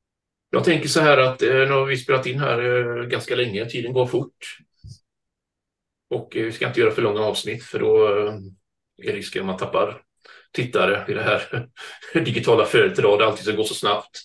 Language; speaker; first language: Swedish; native; Swedish